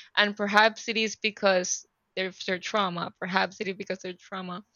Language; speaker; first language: English; non-native, fluent; Spanish